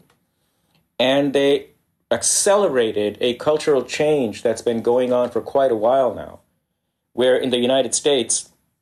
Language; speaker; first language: English; non-native, local second language; Hindi